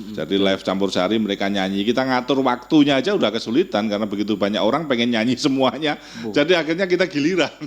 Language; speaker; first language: Indonesian; non-native, local second language; Javanese